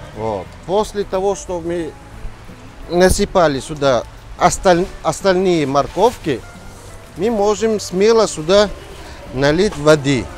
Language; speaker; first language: Russian; non-native, local second language; Tajik